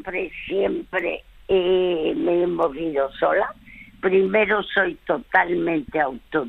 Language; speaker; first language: Spanish; early bilingual, other home language; French